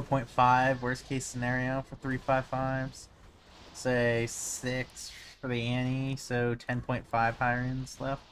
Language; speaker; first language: English; native; English